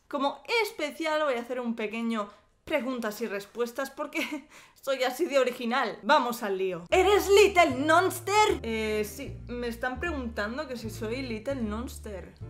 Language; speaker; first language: Spanish; native; Spanish